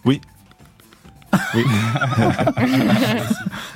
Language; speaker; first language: French; non-native, fluent; Portuguese